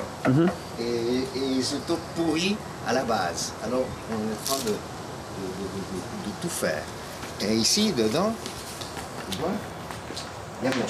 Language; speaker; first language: French; non-native, learner; Spanish